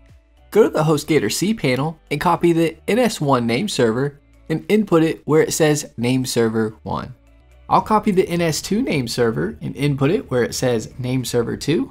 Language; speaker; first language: English; native; English